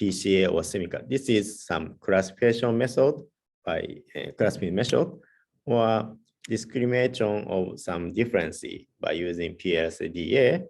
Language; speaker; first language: English; non-native, learner; Japanese